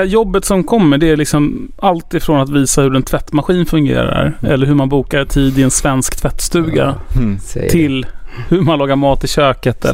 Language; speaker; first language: Swedish; native; Swedish